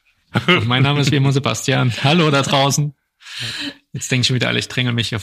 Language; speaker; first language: German; native; German